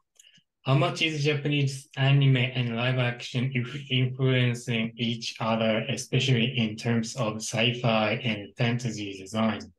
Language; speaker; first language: English; non-native, local second language; Japanese